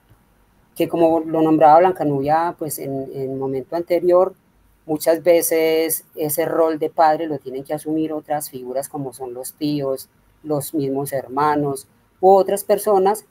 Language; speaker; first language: Spanish; native; Spanish